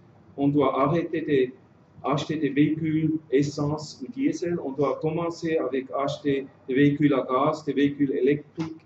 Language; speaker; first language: French; non-native, fluent; German